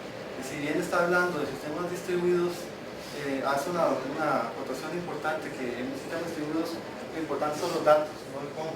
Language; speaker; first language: Spanish; native; Spanish